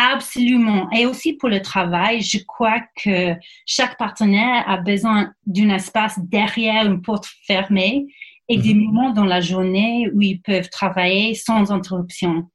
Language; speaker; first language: French; non-native, fluent; English